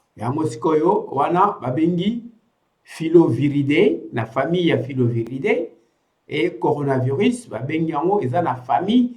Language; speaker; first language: Lingala; non-native, local second language; Kongo